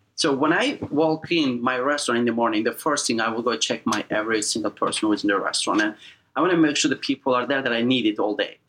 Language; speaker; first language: English; non-native, fluent; Turkish